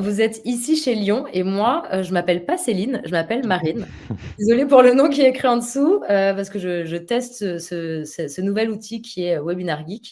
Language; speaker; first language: French; native; French